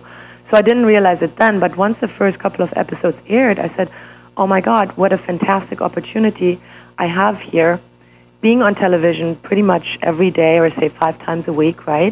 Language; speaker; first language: English; non-native, fluent; German